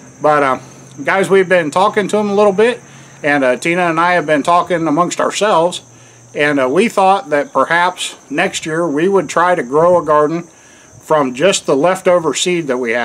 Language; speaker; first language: English; native; English